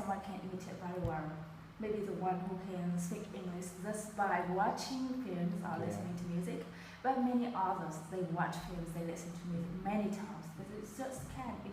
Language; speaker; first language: English; non-native, fluent; Vietnamese